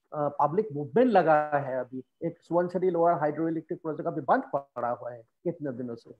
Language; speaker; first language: Hindi; non-native, local second language; Assamese